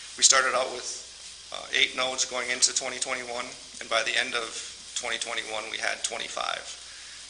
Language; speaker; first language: English; native; English